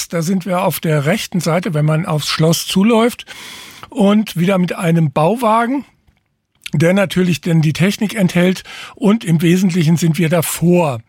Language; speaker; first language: German; native; German